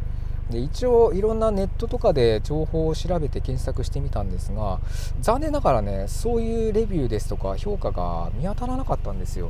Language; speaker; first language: Japanese; native; Japanese